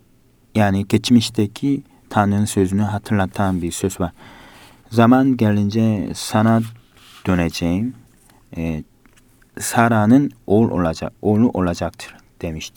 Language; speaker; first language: Turkish; non-native, fluent; Korean